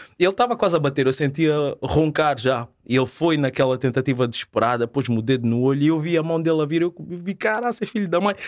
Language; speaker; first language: Portuguese; native; Portuguese